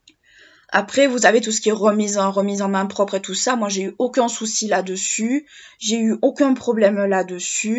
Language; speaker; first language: French; native; French